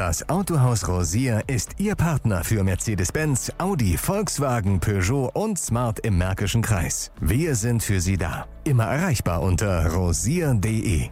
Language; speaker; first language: German; native; German